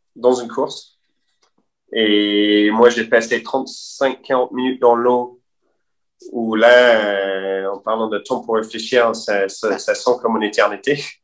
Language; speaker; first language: French; non-native, fluent; English